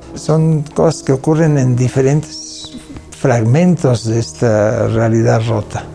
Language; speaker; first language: Spanish; non-native, local second language; Catalan